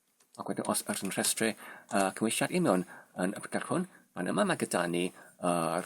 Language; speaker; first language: Welsh; non-native, learner; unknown